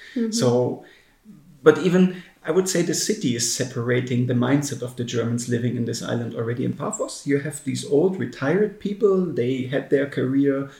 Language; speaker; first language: English; non-native, fluent; German